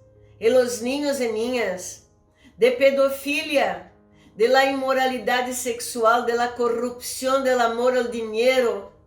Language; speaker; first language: Spanish; non-native, fluent; Portuguese